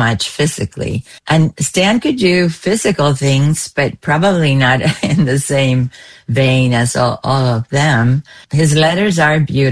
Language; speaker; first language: English; non-native, fluent; Spanish